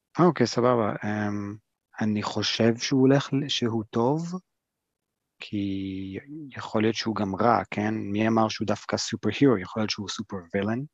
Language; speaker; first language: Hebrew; early bilingual, other home language; English